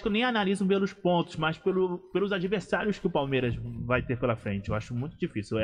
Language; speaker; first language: Portuguese; native; Portuguese